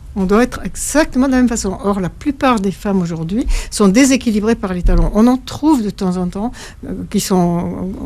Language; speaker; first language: French; native; French